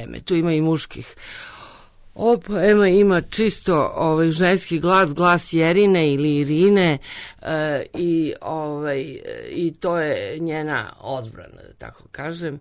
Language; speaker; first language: Serbian; native; Serbian